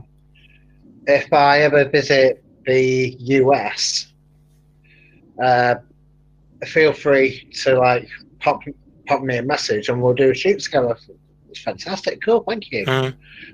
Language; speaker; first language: English; native; English